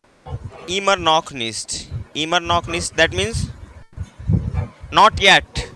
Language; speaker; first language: German; non-native, learner; Hindi